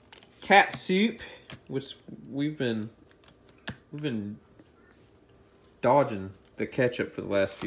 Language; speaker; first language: English; native; English